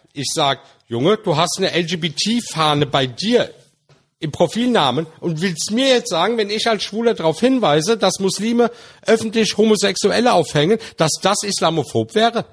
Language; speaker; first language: German; early bilingual, other home language; Turkish